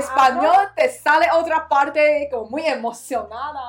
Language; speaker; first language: Spanish; non-native, learner; Chinese